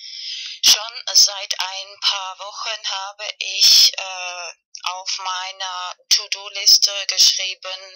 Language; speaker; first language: German; non-native, fluent; Spanish